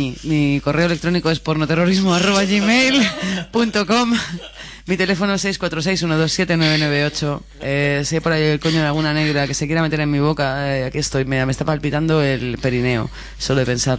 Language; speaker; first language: Spanish; native; Spanish